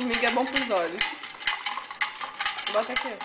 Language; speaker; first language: Portuguese; native; Portuguese